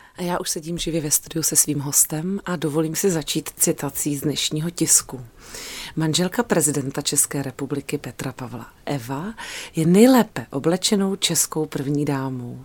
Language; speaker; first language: Czech; native; Czech